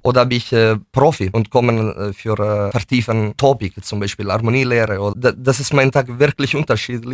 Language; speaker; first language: German; non-native, fluent; Italian